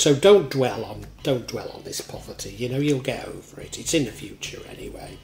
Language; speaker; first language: English; native; English